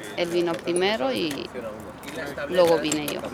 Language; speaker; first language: Spanish; non-native, fluent; Romanian